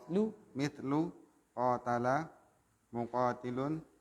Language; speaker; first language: Arabic; non-native, learner; Indonesian